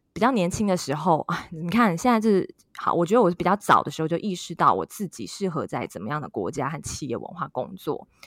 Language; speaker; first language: Chinese; native; Chinese